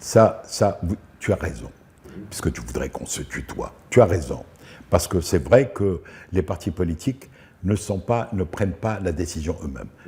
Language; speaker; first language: French; non-native, local second language; Arabic